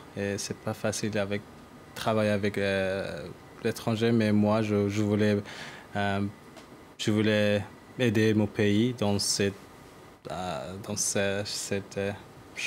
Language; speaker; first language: French; non-native, learner; Persian